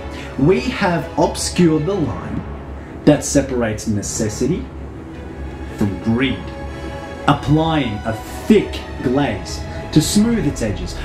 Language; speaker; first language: English; native; English